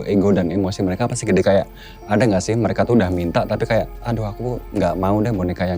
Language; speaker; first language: Indonesian; native; Indonesian